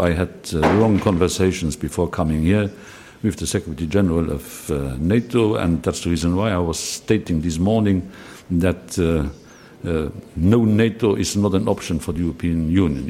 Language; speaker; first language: English; non-native, fluent; Luxembourgish